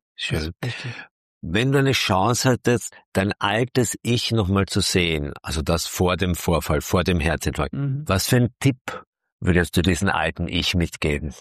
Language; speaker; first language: German; native; German